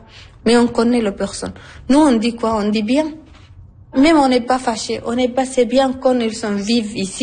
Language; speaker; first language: French; non-native, learner; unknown